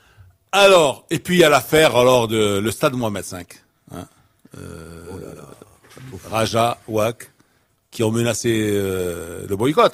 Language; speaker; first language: French; non-native, local second language; Arabic